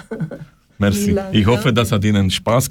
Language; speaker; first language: German; non-native, learner; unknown